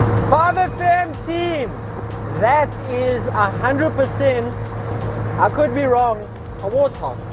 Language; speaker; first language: English; non-native, local second language; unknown